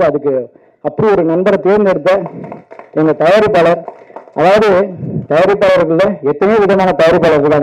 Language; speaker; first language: Tamil; native; Tamil